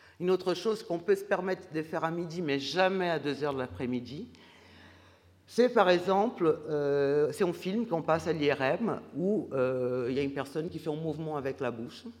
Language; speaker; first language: French; non-native, fluent; Portuguese